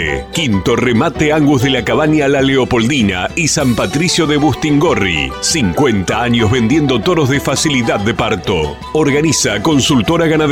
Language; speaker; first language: Spanish; native; Spanish